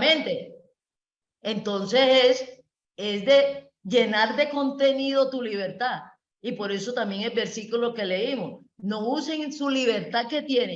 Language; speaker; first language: Spanish; native; Spanish